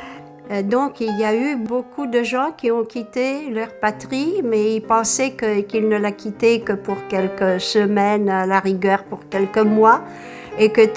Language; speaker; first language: French; early bilingual, other home language; Russian